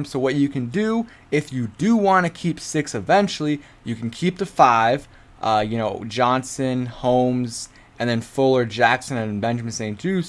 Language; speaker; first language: English; native; English